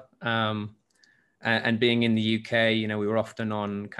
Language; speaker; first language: English; native; English